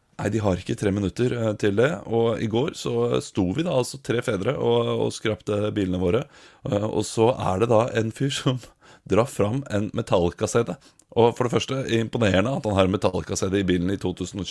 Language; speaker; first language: Norwegian; native; Norwegian